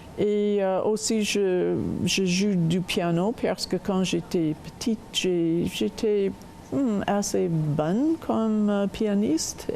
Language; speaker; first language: French; non-native, local second language; English